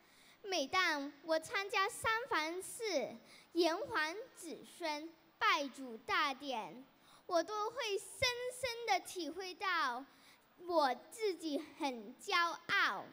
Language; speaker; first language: Chinese; early bilingual, heritage; Chinese